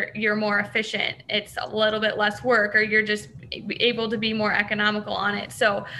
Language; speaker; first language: English; native; English